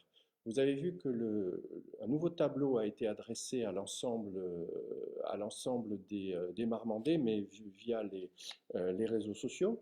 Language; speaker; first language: French; native; French